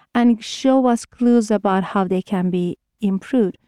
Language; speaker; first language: English; non-native, fluent; Turkish